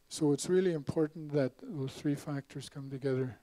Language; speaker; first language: English; native; English